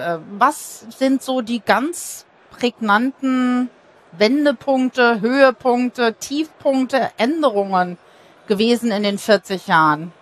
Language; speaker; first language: German; native; German